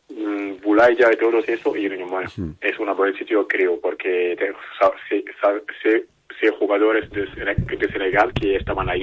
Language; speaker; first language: Spanish; non-native, learner; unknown